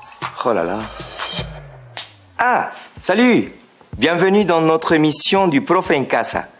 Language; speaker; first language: French; non-native, fluent; Spanish